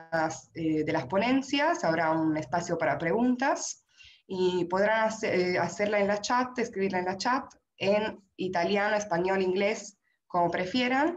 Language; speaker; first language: Spanish; non-native, fluent; Italian